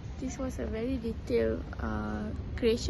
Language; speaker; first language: English; non-native, local second language; Malay